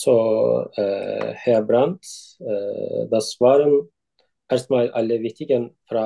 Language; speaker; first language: German; non-native, learner; Turkish